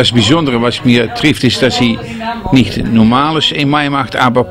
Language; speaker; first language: German; non-native, learner; Dutch